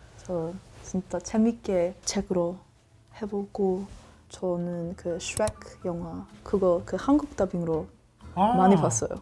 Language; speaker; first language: Korean; non-native, learner; English